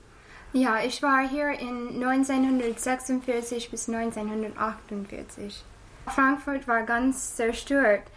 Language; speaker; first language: German; non-native, learner; English